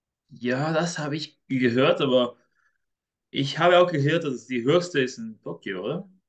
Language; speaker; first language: German; non-native, fluent; Spanish